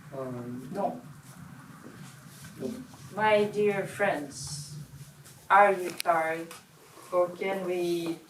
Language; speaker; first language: English; non-native, learner; Russian